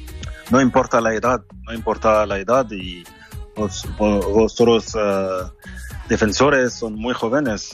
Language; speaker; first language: Spanish; non-native, fluent; French